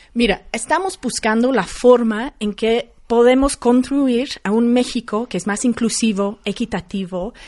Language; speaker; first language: Spanish; non-native, fluent; English